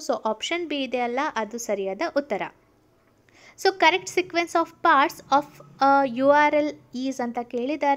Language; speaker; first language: Kannada; native; Kannada